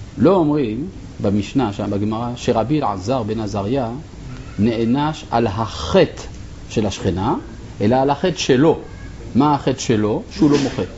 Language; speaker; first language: Hebrew; non-native, fluent; French